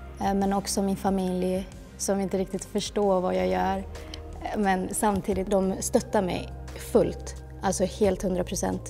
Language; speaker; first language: Swedish; early bilingual, other home language; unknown